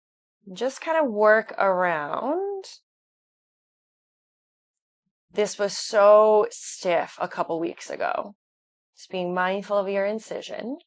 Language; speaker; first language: English; native; English